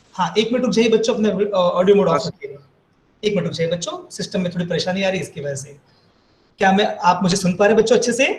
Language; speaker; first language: Hindi; native; Hindi